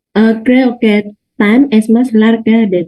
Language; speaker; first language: Spanish; non-native, learner; Vietnamese